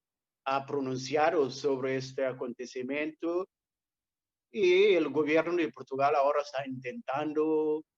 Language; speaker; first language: Spanish; non-native, fluent; Portuguese